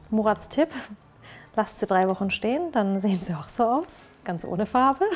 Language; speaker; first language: German; native; German